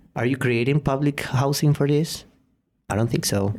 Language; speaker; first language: English; non-native, fluent; Spanish